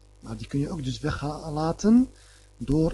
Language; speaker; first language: Dutch; non-native, fluent; Arabic